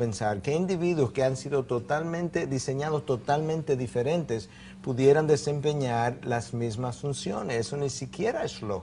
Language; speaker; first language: Spanish; native; Spanish